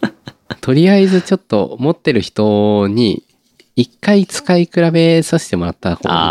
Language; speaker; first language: Japanese; native; Japanese